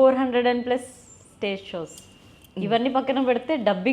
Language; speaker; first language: Telugu; native; Telugu